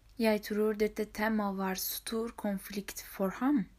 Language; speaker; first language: Norwegian; non-native, learner; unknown